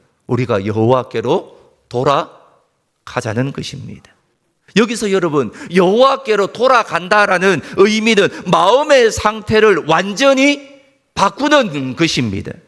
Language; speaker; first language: Korean; native; Korean